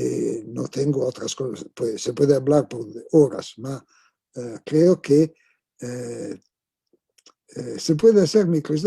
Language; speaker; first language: Spanish; non-native, fluent; Italian